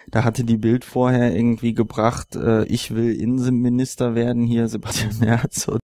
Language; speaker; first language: German; native; German